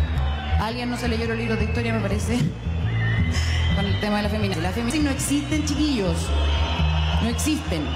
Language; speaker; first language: Spanish; native; Spanish